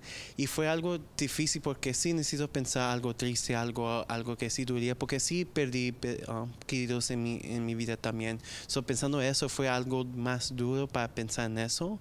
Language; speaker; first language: Spanish; early bilingual, other home language; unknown